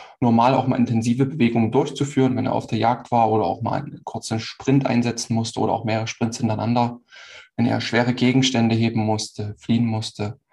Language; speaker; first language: German; native; German